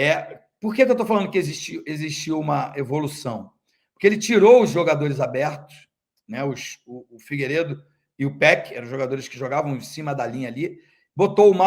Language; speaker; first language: Portuguese; native; Portuguese